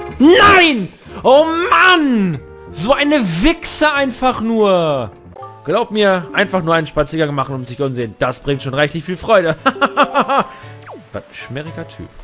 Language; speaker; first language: German; native; German